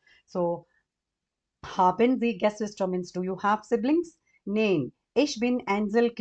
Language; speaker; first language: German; non-native, fluent; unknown